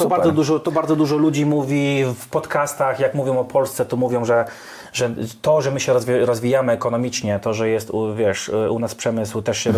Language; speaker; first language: Polish; non-native, fluent; English